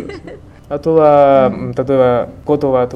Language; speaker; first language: Japanese; non-native, learner; Spanish